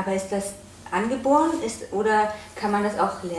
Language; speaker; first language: German; native; German